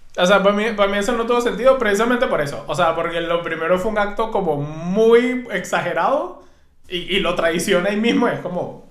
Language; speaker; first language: Spanish; native; Spanish